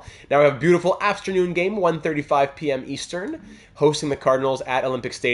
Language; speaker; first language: English; native; English